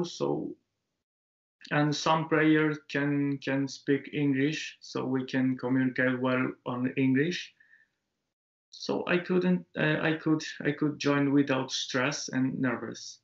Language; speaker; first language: English; non-native, learner; Japanese